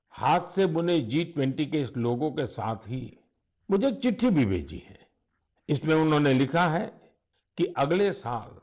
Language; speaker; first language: Hindi; native; Hindi